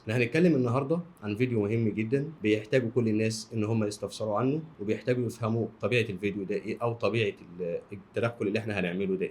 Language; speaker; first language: Arabic; native; Arabic